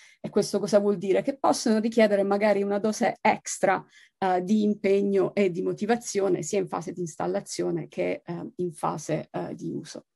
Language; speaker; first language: Italian; native; Italian